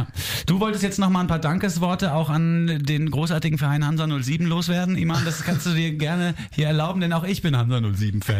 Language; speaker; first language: German; native; German